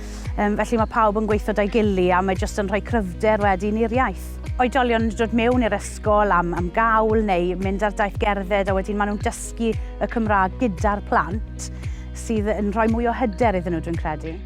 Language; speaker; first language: Welsh; native; Welsh